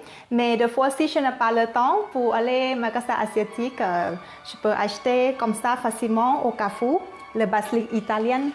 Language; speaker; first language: French; non-native, fluent; Thai